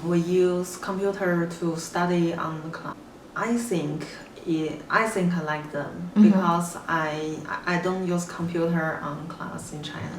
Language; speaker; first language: English; non-native, learner; Chinese